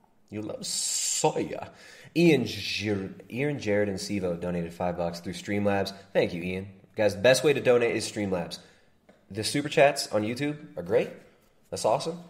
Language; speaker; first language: English; native; English